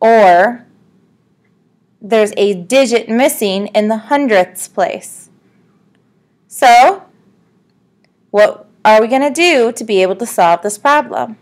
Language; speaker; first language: English; native; English